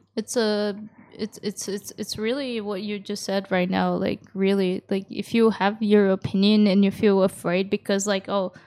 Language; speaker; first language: English; early bilingual, other home language; Japanese